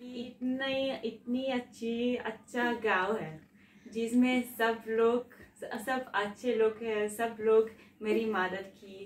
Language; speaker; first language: Hindi; non-native, learner; Italian